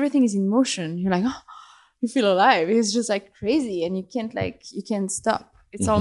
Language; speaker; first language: English; non-native, fluent; French